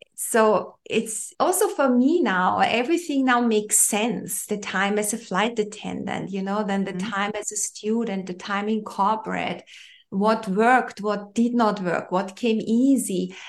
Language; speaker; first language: English; non-native, fluent; German